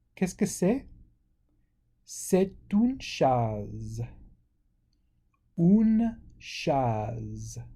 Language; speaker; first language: French; non-native, fluent; English